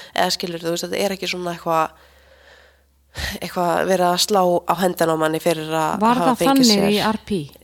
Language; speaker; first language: Icelandic; native; Icelandic